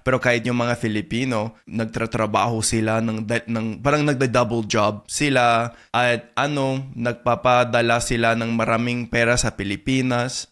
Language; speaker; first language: Filipino; non-native, fluent; English